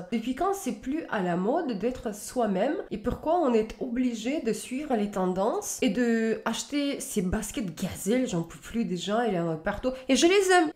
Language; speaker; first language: French; native; French